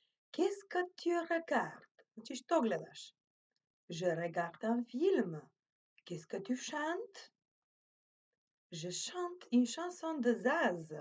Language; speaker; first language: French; non-native, fluent; Macedonian